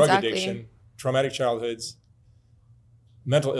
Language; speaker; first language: English; native; English